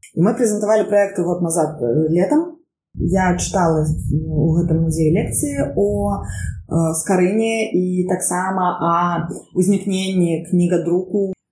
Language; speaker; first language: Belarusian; non-native, local second language; Russian